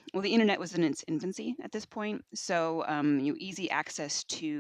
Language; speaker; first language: English; native; English